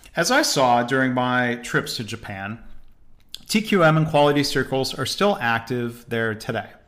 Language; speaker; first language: English; native; English